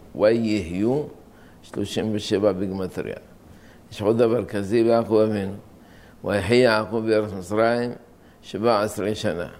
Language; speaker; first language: Hebrew; non-native, fluent; Arabic